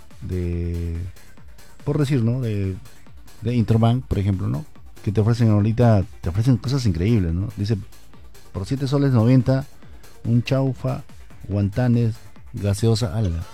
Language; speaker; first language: Spanish; native; Spanish